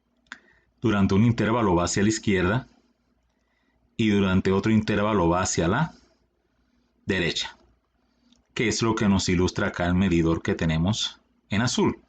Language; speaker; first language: Spanish; native; Spanish